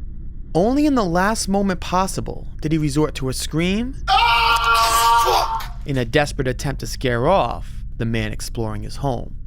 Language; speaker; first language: English; native; English